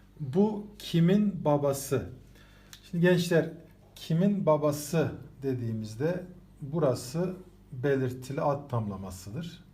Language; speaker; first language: Turkish; native; Turkish